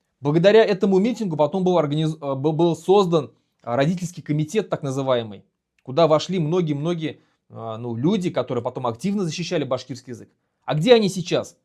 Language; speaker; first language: Russian; non-native, local second language; Bashkir